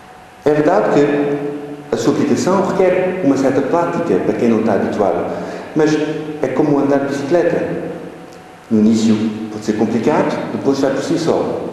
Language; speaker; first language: Portuguese; native; Portuguese